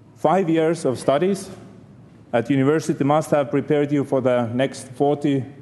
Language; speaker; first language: English; non-native, fluent; Estonian